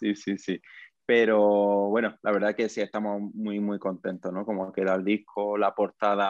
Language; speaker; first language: Spanish; native; Spanish